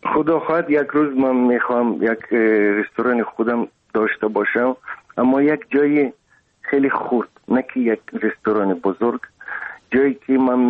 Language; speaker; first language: Persian; non-native, local second language; Russian